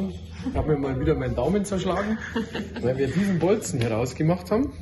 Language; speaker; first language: German; native; German